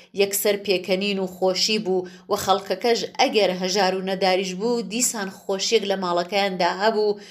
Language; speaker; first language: Central Kurdish; native; Central Kurdish